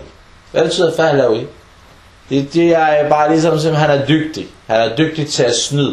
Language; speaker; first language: Danish; early bilingual, other home language; Arabic